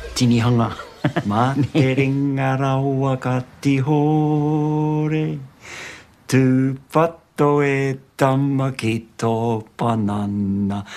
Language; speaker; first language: Māori; non-native, local second language; English